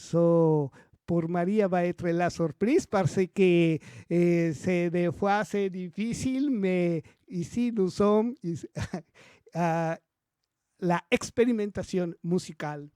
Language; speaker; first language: French; non-native, learner; Spanish